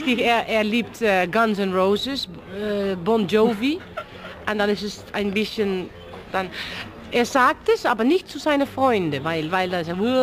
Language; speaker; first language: German; non-native, learner; Dutch